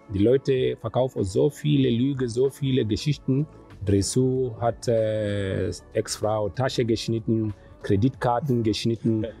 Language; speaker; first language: German; non-native, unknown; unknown